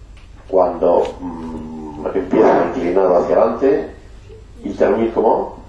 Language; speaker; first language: Spanish; native; Spanish